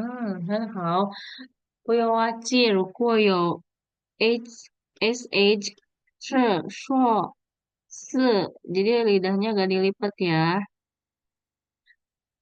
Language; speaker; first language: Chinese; non-native, fluent; Indonesian